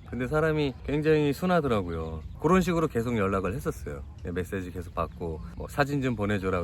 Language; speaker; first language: Korean; native; Korean